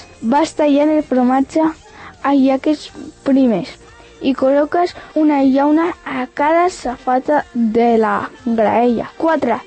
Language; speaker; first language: Catalan; early bilingual, other home language; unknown